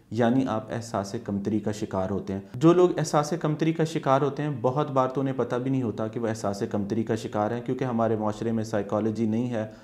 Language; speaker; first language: Urdu; native; Urdu